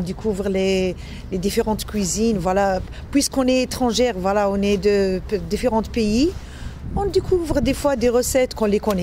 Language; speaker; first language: French; non-native, learner; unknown